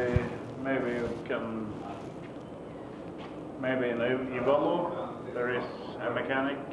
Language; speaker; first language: English; non-native, fluent; German